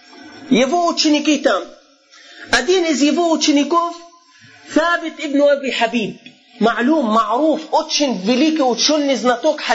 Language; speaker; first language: Russian; non-native, fluent; Arabic